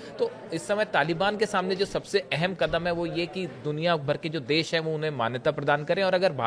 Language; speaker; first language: Hindi; native; Hindi